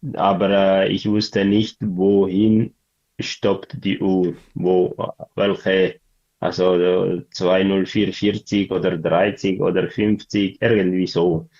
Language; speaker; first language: German; non-native, learner; Tigrinya